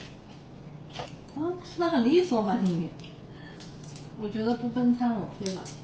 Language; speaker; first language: Chinese; native; Chinese